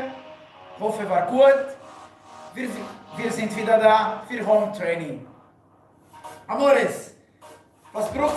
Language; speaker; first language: German; non-native, learner; Spanish